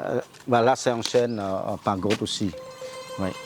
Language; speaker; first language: French; non-native, fluent; Khmer